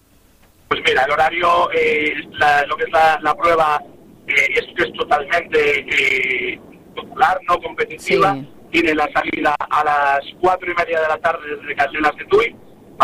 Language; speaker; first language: Spanish; native; Spanish